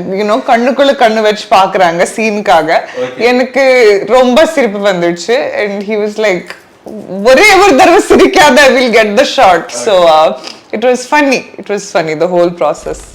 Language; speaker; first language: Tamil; non-native, learner; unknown